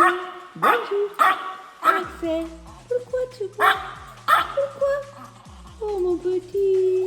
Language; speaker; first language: French; non-native, fluent; Spanish